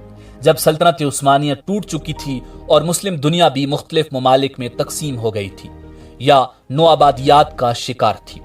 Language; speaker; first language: Urdu; native; Urdu